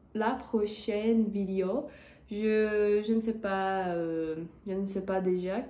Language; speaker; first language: French; non-native, learner; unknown